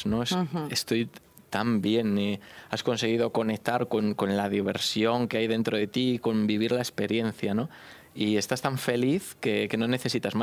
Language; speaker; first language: Spanish; native; Spanish